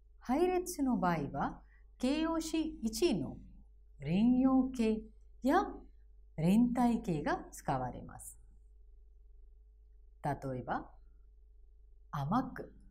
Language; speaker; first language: Japanese; non-native, fluent; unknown